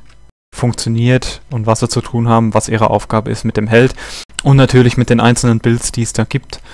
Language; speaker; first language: German; native; German